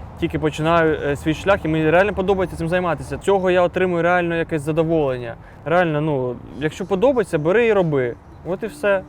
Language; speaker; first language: Ukrainian; non-native, local second language; Russian